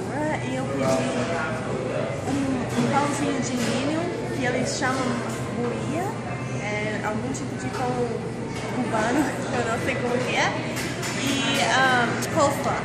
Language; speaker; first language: Portuguese; non-native, fluent; English